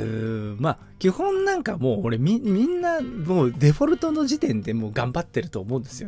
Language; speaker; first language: Japanese; native; Japanese